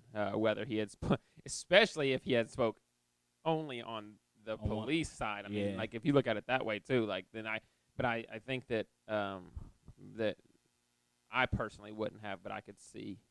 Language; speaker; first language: English; native; English